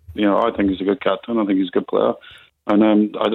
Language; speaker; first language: English; native; English